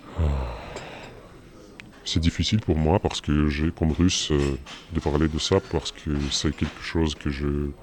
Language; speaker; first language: French; non-native, fluent; Russian